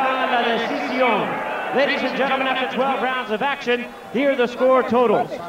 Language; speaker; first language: English; native; English